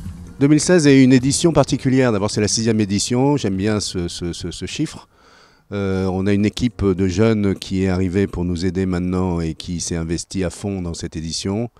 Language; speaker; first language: French; native; French